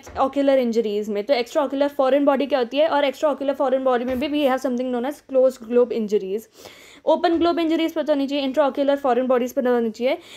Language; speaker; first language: Hindi; native; Hindi